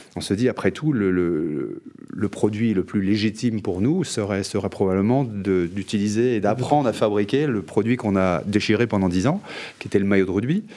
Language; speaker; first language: French; native; French